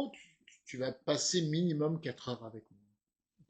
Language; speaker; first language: French; native; French